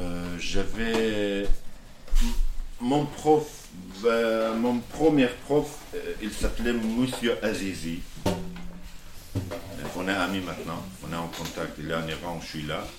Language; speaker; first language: French; non-native, fluent; Kurdish